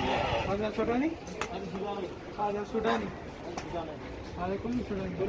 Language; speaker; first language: Arabic; non-native, learner; Urdu